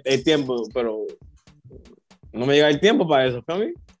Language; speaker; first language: Spanish; early bilingual, heritage; Spanish